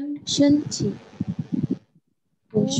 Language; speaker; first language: Chinese; non-native, learner; Indonesian